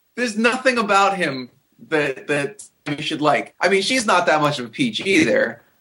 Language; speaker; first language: English; native; English